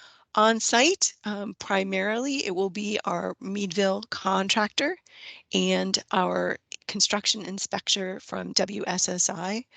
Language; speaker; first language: English; native; English